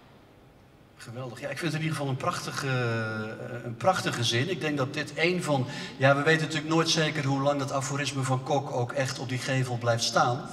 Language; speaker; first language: Dutch; native; Dutch